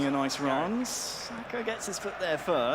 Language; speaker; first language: English; native; English